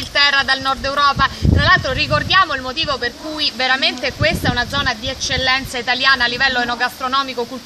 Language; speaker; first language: Italian; native; Italian